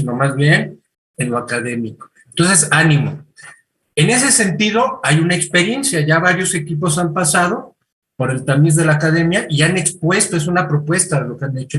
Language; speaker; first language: Spanish; native; Spanish